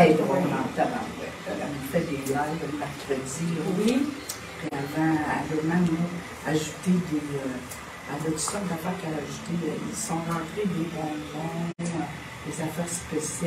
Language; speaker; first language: French; native; French